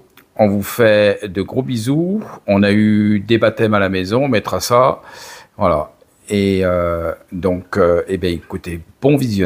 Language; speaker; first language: French; native; French